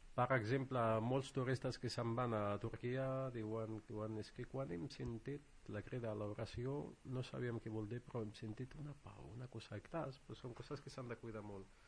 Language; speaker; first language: Catalan; non-native, fluent; Arabic